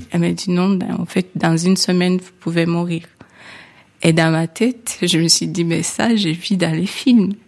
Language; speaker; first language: French; non-native, local second language; Kinyarwanda